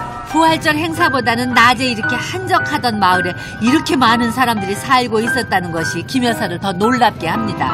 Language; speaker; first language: Korean; native; Korean